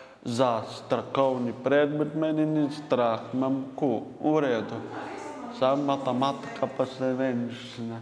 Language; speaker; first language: Slovenian; non-native, local second language; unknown